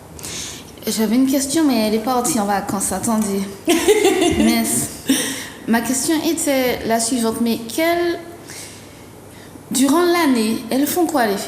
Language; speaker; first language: French; native; French